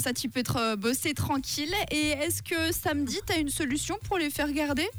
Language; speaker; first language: French; native; French